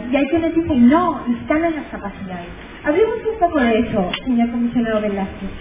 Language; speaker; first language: Spanish; native; Spanish